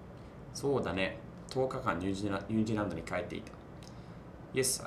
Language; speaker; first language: Japanese; non-native, fluent; English